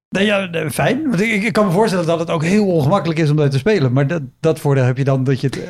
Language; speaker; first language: Dutch; native; Dutch